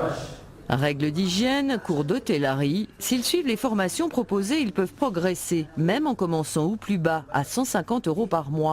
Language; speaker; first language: French; native; French